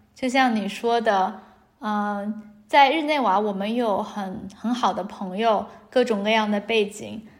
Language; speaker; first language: Chinese; native; Chinese